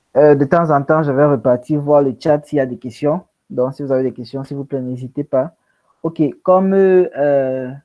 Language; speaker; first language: French; non-native, local second language; English